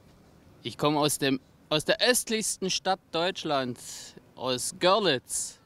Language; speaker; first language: German; native; German